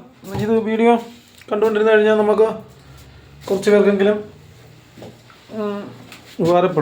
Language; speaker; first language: Malayalam; native; Malayalam